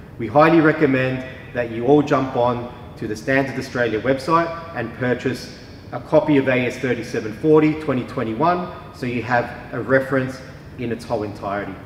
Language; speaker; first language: English; native; English